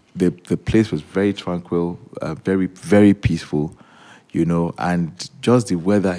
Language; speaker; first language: English; non-native, local second language; Yoruba